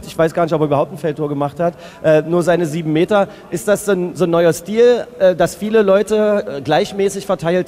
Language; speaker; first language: German; native; German